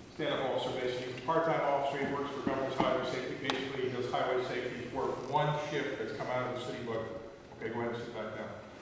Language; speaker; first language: English; native; English